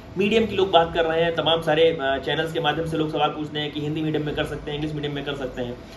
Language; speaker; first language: Hindi; native; Hindi